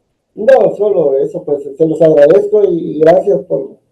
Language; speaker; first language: Spanish; native; Spanish